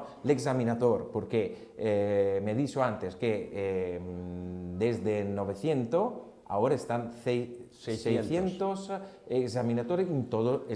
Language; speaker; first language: Spanish; non-native, learner; Italian